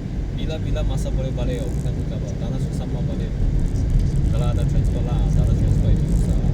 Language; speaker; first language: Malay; non-native, local second language; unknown